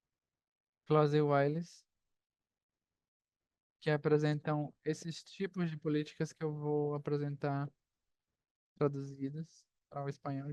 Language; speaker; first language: Portuguese; non-native, fluent; Spanish